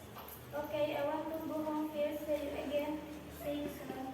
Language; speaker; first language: English; non-native, learner; Indonesian